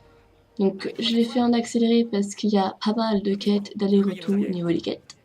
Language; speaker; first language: French; native; French